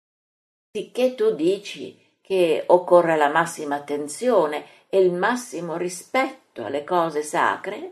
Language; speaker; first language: Italian; native; Italian